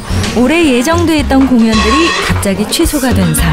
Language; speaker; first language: Korean; native; Korean